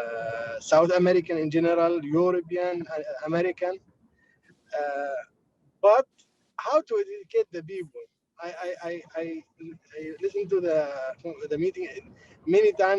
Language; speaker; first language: English; non-native, learner; Arabic